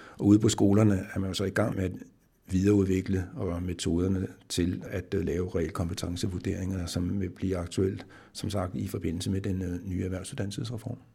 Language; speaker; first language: Danish; native; Danish